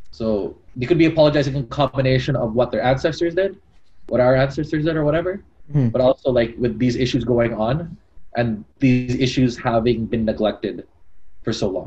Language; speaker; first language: English; native; English